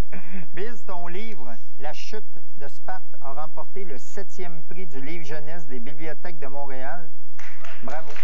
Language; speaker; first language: French; native; French